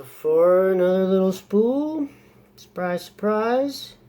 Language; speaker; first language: English; native; English